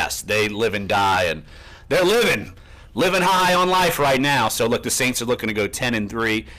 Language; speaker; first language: English; native; English